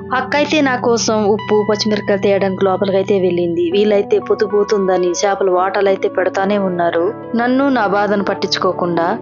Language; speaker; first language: Telugu; non-native, local second language; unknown